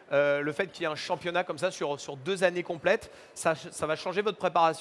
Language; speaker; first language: French; native; French